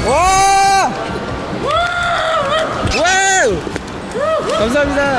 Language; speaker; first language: Korean; native; Korean